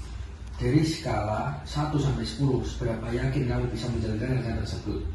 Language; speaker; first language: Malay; non-native, fluent; Indonesian